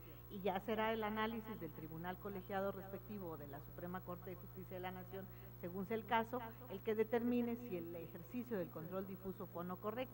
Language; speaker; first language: Spanish; native; Spanish